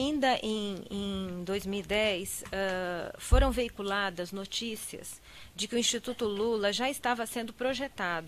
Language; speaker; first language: Portuguese; native; Portuguese